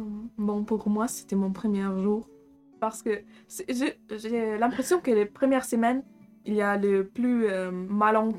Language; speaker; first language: French; non-native, fluent; German